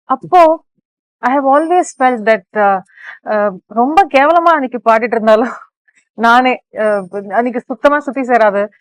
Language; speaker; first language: Tamil; native; Tamil